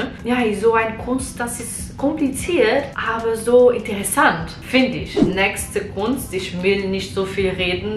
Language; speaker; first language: German; non-native, learner; Portuguese